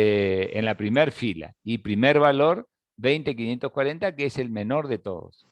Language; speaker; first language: Spanish; native; Spanish